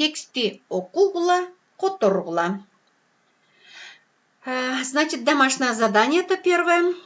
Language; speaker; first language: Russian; non-native, local second language; Kyrgyz